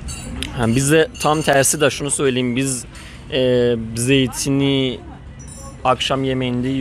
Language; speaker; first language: Turkish; non-native, learner; Persian